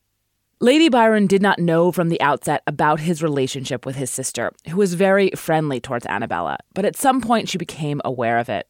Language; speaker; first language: English; native; English